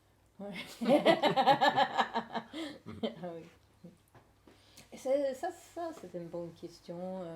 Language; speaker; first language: French; non-native, learner; English